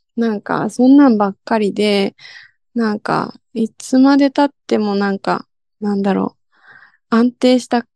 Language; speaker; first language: Japanese; native; Japanese